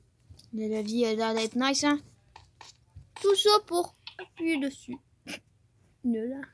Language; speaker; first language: French; native; French